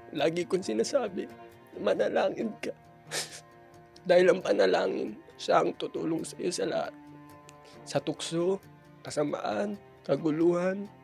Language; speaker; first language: Filipino; native; Filipino